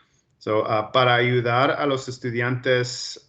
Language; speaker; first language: Spanish; early bilingual, heritage; Spanish